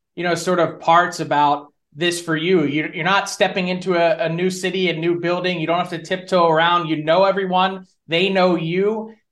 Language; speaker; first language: English; native; English